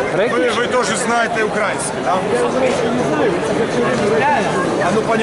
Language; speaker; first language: Russian; non-native, learner; Croatian